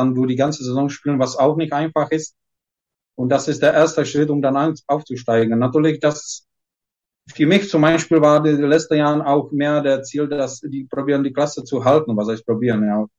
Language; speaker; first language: German; non-native, fluent; Czech